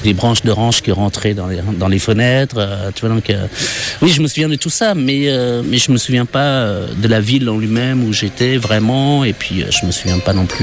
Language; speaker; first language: French; non-native, fluent; Khmer